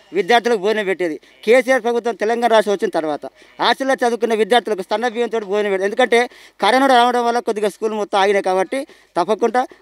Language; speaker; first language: Telugu; native; Telugu